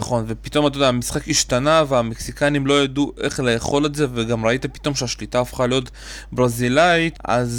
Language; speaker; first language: Hebrew; native; Hebrew